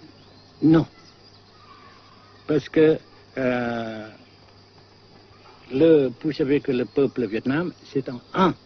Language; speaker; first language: French; non-native, local second language; Vietnamese